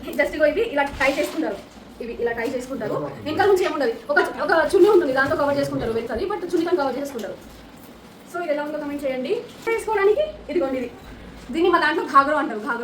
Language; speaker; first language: Telugu; non-native, local second language; Lambadi